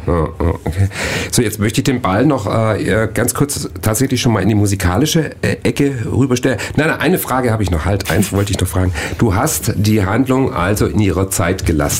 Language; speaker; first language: German; native; German